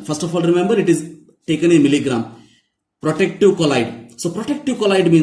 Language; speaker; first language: English; non-native, local second language; Kannada